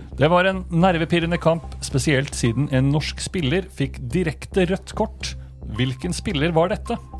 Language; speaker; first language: Norwegian; native; Norwegian